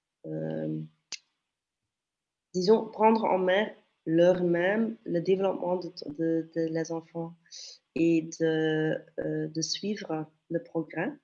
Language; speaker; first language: French; non-native, local second language; Dutch